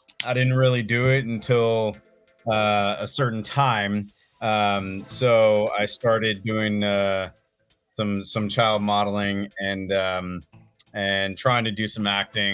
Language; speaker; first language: English; native; English